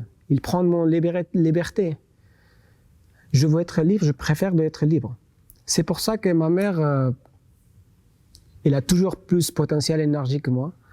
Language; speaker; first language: French; non-native, local second language; Persian